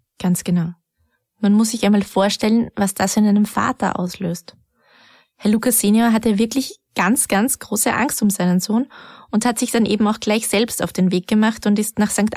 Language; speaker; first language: German; native; German